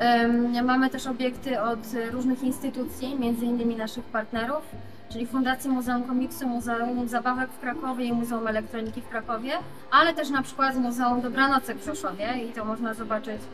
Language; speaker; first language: Polish; native; Polish